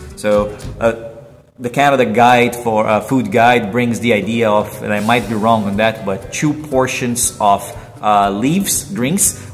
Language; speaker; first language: English; non-native, fluent; Portuguese